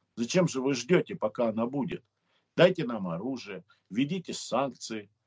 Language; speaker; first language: Russian; native; Russian